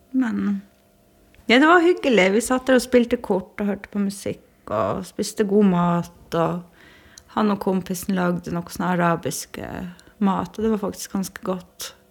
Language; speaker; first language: Norwegian; native; Norwegian